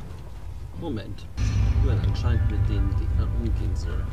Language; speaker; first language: German; native; German